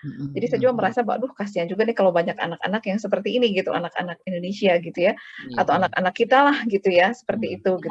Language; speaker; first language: Indonesian; native; Indonesian